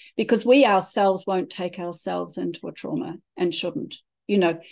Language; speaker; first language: English; native; English